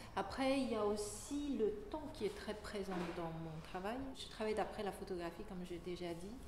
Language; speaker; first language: French; non-native, fluent; Chinese